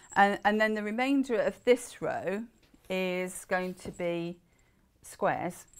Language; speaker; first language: English; native; English